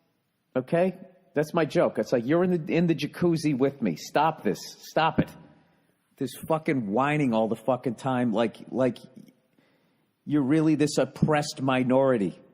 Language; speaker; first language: English; native; English